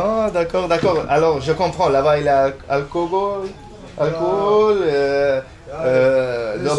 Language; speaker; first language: French; non-native, learner; Spanish